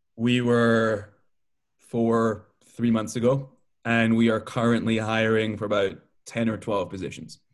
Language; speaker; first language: English; native; English